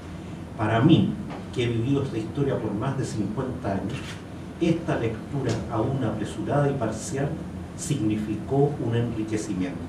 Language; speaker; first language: Spanish; native; Spanish